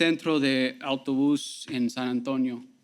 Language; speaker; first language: Spanish; early bilingual, heritage; Spanish